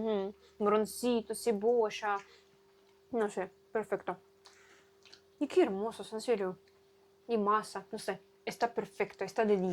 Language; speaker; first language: Spanish; non-native, learner; Russian